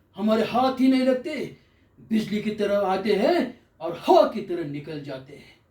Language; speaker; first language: Hindi; non-native, local second language; Marathi